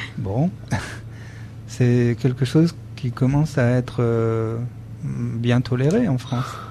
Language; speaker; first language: French; native; French